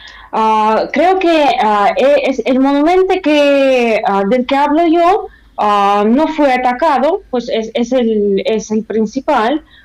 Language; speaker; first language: Spanish; non-native, fluent; Russian